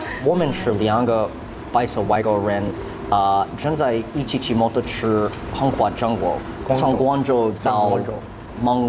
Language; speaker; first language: Chinese; non-native, learner; English